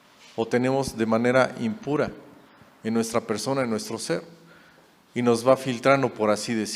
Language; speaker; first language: Spanish; native; Spanish